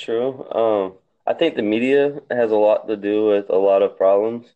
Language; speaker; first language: English; native; English